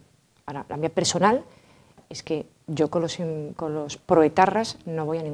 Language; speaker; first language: Spanish; native; Spanish